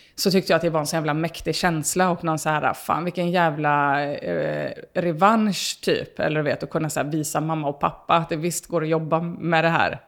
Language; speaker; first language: Swedish; native; Swedish